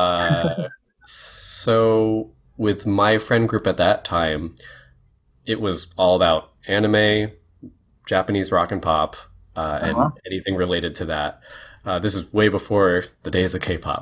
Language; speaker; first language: English; native; English